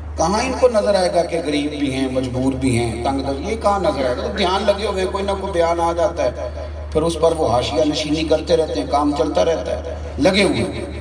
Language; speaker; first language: Urdu; non-native, local second language; Punjabi